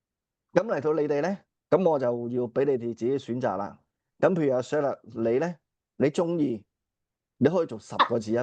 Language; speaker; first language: Cantonese; native; Cantonese